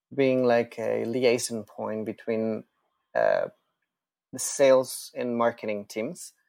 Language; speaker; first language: English; non-native, fluent; Spanish